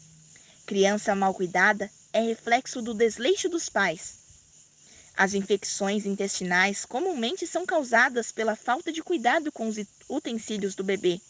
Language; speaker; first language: Portuguese; native; Portuguese